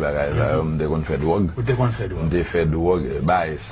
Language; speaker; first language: Haitian Creole; native; Haitian Creole